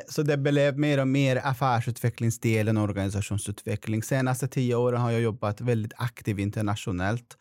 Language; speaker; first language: Swedish; non-native, fluent; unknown